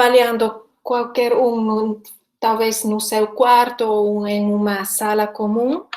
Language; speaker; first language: Portuguese; non-native, fluent; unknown